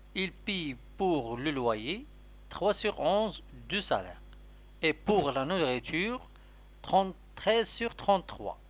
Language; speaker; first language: French; non-native, local second language; Arabic